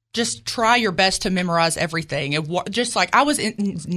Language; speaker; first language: English; native; English